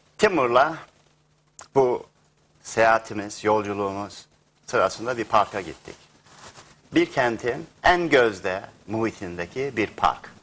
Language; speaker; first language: Turkish; native; Turkish